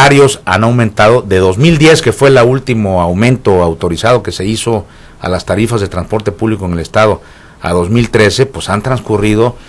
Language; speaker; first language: Spanish; native; Spanish